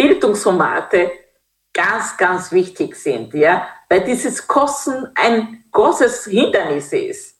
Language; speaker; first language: German; non-native, fluent; Kinyarwanda